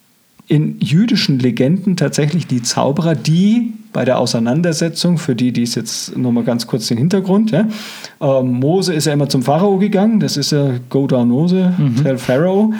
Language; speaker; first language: German; native; German